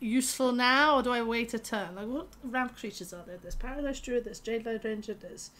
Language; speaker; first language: English; native; English